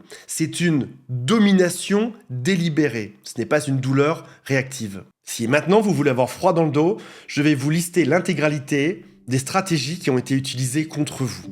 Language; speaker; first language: French; native; French